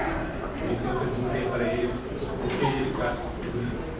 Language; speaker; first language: Portuguese; non-native, fluent; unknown